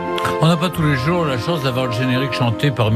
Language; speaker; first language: French; native; French